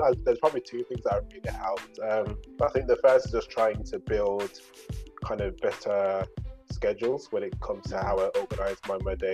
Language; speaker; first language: English; native; English